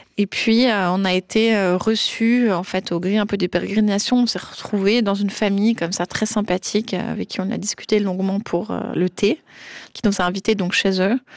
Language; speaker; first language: French; native; French